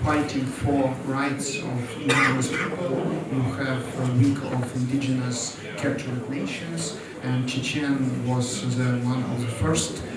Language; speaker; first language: English; non-native, learner; Ukrainian